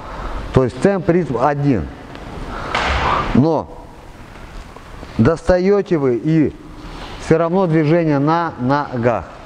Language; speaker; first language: Russian; native; Russian